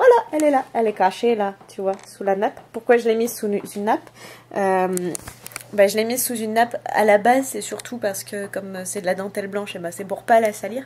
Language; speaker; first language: French; native; French